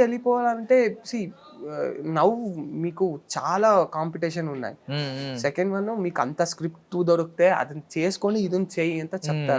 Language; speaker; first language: Telugu; non-native, learner; Kannada